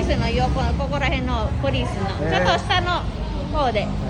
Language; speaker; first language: Japanese; non-native, fluent; Filipino